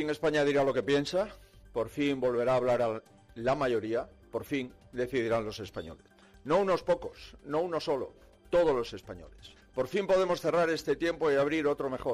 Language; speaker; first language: Spanish; native; Spanish